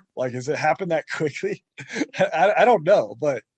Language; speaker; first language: English; native; English